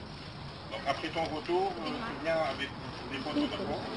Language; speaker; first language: French; non-native, fluent; Arabic